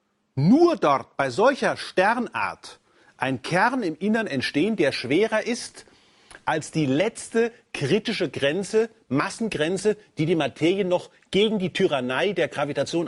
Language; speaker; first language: German; native; German